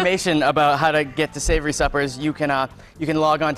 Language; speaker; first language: English; native; English